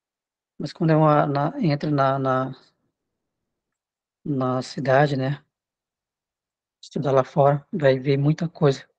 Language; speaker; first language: Portuguese; non-native, local second language; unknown